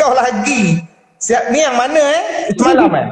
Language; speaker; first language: Malay; native; Malay